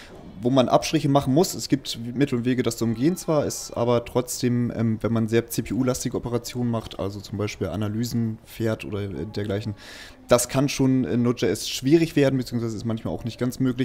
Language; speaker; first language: German; native; German